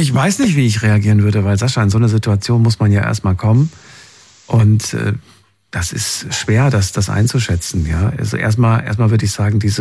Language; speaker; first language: German; native; German